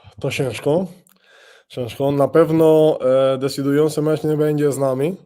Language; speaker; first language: Polish; non-native, learner; Spanish